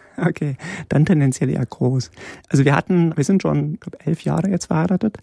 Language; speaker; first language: German; early bilingual, other home language; Polish